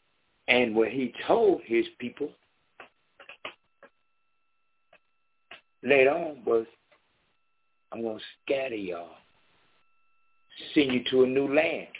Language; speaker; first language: English; native; English